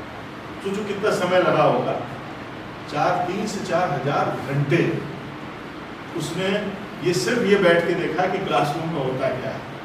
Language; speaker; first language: Hindi; native; Hindi